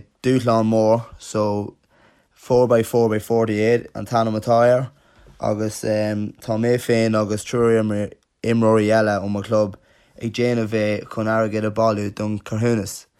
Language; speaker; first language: Irish; non-native, local second language; English